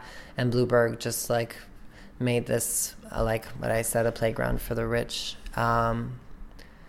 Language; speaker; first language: English; native; English